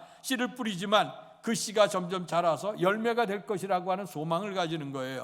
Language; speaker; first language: Korean; native; Korean